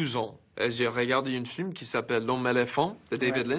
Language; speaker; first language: French; non-native, fluent; English